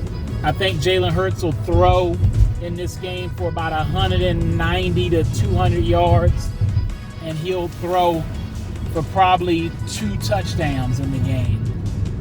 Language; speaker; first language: English; native; English